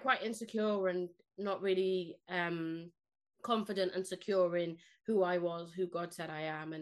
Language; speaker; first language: English; non-native, local second language; Spanish